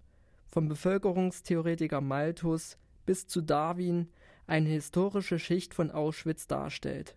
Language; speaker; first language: German; native; German